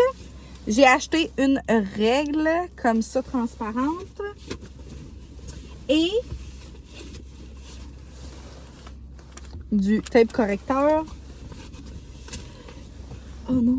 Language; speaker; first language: French; native; French